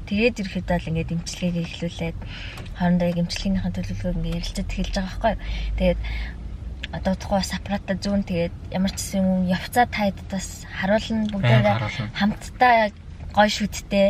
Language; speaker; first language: Mongolian; native; Mongolian